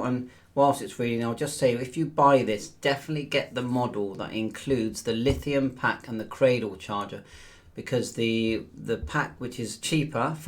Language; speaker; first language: English; native; English